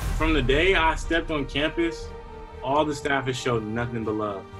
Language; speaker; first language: English; native; English